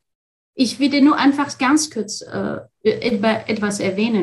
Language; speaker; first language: German; non-native, fluent; Arabic